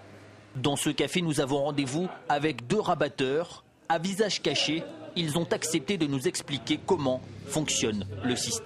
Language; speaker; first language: French; native; French